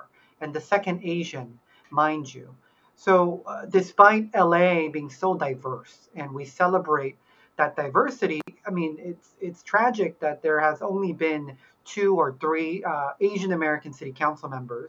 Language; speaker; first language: English; early bilingual, other home language; Korean